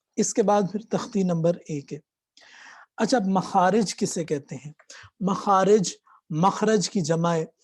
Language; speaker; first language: Urdu; native; Urdu